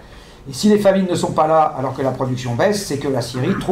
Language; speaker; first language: French; native; French